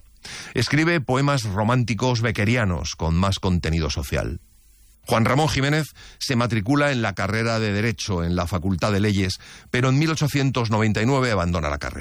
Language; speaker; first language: Spanish; native; Spanish